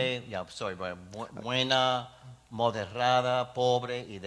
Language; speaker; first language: Spanish; non-native, learner; English